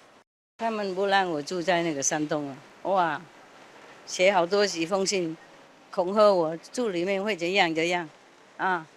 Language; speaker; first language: Chinese; non-native, fluent; Vietnamese